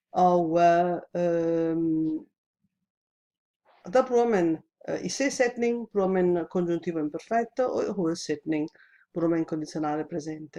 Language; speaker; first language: Danish; non-native, fluent; Italian